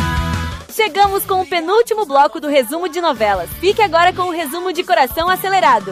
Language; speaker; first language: Portuguese; native; Portuguese